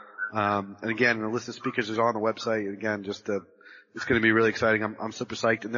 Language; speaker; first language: English; native; English